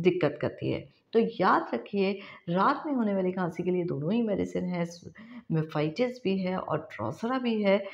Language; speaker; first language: Hindi; non-native, local second language; Marathi